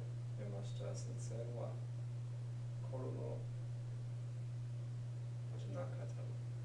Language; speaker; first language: Japanese; non-native, learner; English